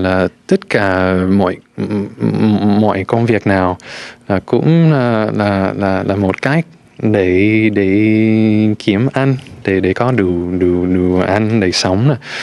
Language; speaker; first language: Vietnamese; non-native, fluent; English